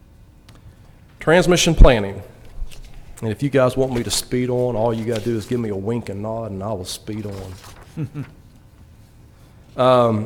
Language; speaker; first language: English; native; English